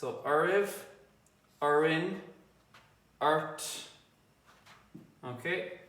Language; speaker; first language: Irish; non-native, fluent; English